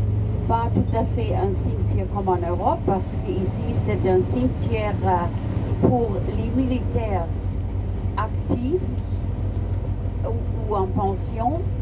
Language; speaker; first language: French; non-native, fluent; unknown